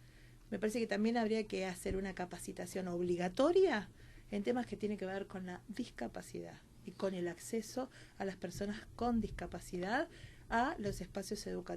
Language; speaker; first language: Spanish; native; Spanish